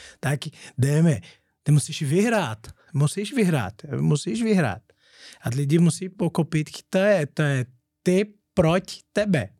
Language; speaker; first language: Czech; non-native, learner; Portuguese